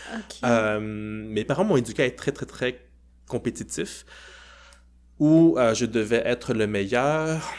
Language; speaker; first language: French; early bilingual, other home language; Cantonese